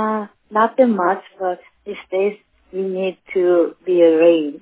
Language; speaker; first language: English; non-native, learner; Korean